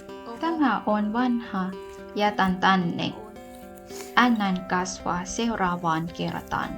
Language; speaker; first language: Finnish; non-native, learner; Thai